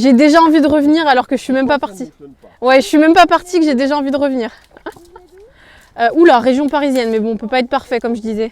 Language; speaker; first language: French; native; French